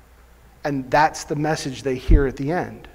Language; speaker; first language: English; native; English